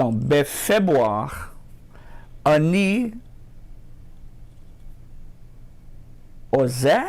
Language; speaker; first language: Hebrew; non-native, learner; Portuguese